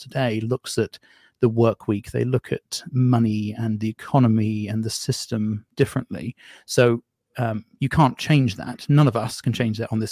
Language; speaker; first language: English; native; English